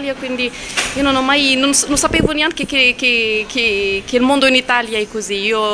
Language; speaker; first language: Italian; non-native, fluent; Arabic